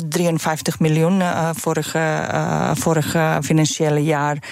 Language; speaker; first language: Dutch; non-native, fluent; Serbian